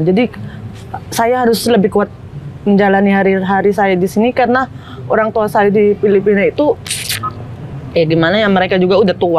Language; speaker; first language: Indonesian; non-native, fluent; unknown